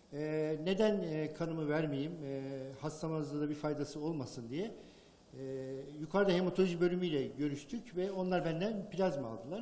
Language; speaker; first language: Turkish; non-native, fluent; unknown